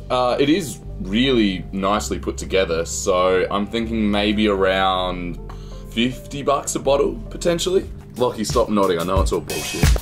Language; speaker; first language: English; native; English